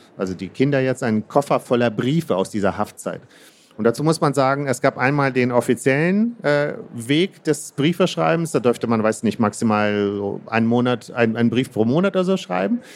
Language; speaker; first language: German; early bilingual, other home language; Russian